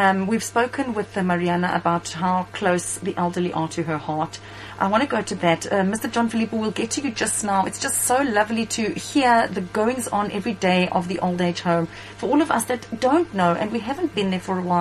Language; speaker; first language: English; early bilingual, other home language; Greek